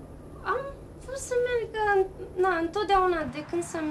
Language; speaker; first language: Romanian; early bilingual, heritage; Romanian